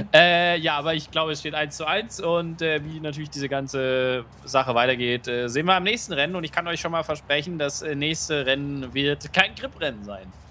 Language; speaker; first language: German; native; German